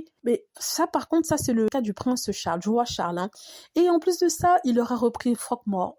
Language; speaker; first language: French; native; French